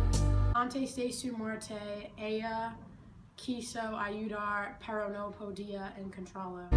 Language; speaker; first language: Spanish; non-native, learner; English